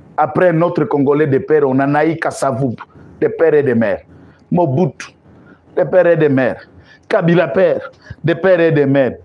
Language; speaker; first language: French; non-native, local second language; Lingala